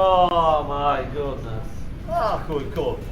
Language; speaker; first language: English; non-native, learner; Polish